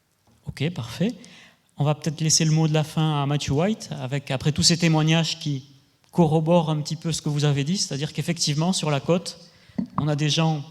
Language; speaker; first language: French; native; French